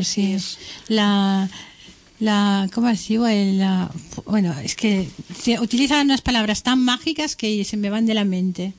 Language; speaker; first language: Spanish; native; Spanish